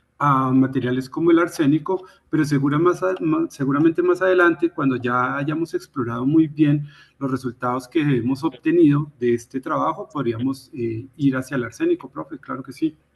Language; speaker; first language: Spanish; native; Spanish